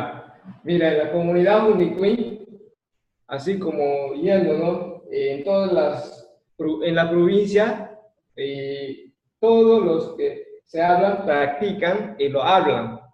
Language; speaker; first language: Spanish; non-native, local second language; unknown